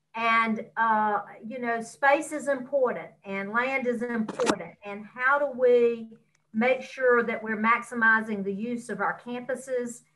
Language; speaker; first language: English; native; English